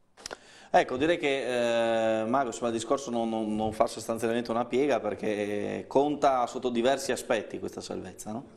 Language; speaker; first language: Italian; native; Italian